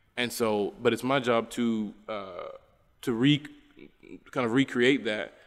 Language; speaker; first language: English; native; English